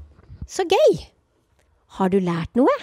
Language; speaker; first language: Norwegian; native; Norwegian